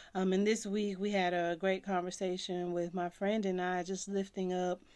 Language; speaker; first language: English; native; English